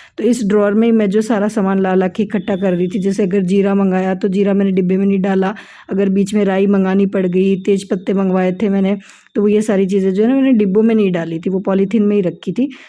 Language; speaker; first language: Hindi; native; Hindi